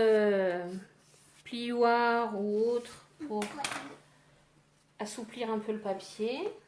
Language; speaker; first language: French; native; French